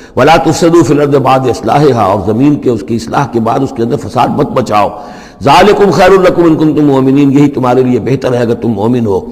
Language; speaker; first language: Urdu; native; Urdu